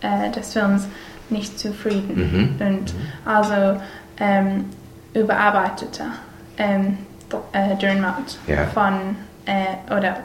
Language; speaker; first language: German; non-native, learner; English